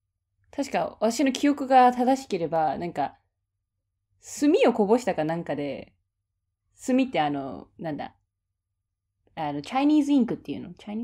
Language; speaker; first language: Japanese; native; Japanese